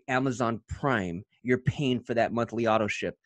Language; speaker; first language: English; native; English